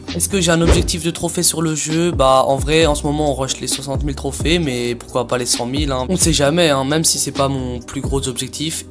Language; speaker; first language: French; native; French